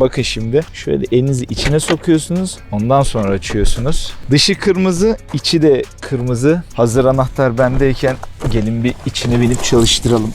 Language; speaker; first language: Turkish; native; Turkish